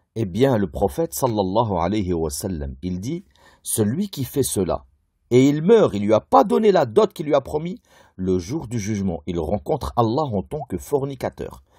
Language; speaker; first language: French; native; French